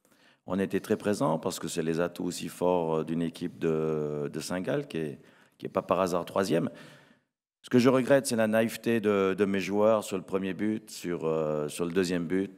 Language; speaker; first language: French; native; French